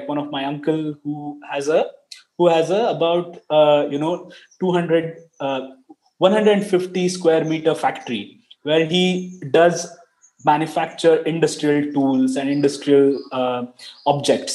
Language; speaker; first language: English; non-native, local second language; Marathi